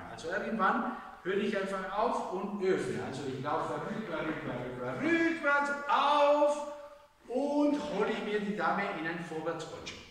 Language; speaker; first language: German; non-native, fluent; Spanish